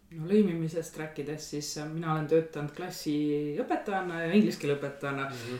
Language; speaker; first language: Estonian; native; Estonian